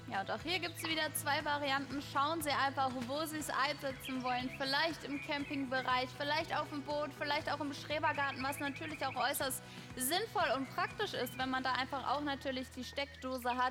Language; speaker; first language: German; native; German